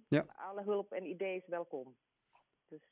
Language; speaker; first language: Dutch; non-native, learner; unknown